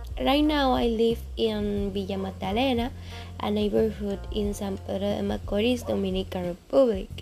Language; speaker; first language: English; non-native, learner; Spanish